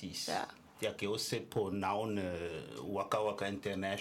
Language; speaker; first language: Danish; non-native, learner; French